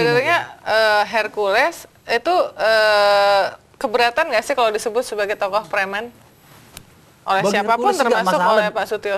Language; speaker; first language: Indonesian; native; Indonesian